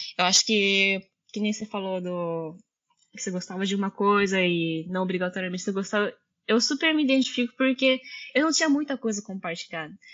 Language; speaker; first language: Portuguese; early bilingual, heritage; Japanese